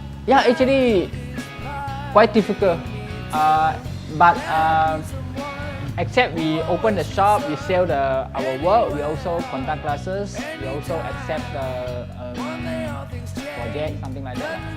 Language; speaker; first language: English; non-native, local second language; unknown